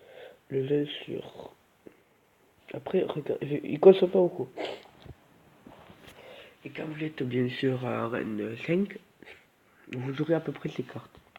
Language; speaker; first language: French; native; French